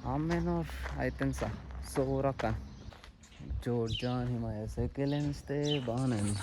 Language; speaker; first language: Armenian; non-native, learner; Hindi